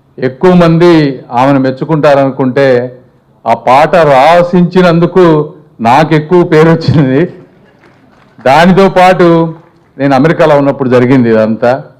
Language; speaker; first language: Telugu; native; Telugu